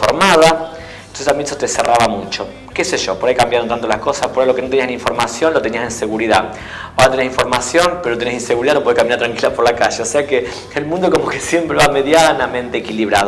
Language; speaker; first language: Spanish; native; Spanish